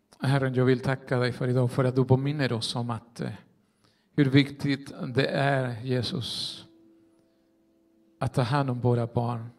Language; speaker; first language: Swedish; non-native, fluent; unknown